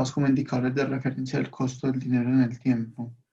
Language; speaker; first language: Spanish; native; Spanish